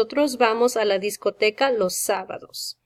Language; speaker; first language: Spanish; non-native, fluent; English